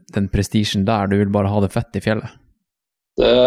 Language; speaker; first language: Norwegian; native; Norwegian